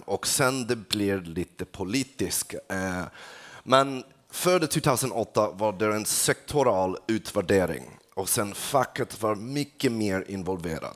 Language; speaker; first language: Swedish; non-native, fluent; English